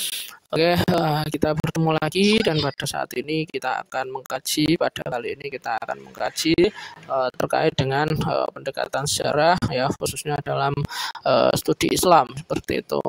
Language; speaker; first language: Indonesian; native; Indonesian